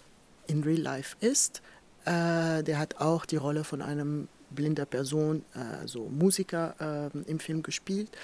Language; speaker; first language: German; non-native, fluent; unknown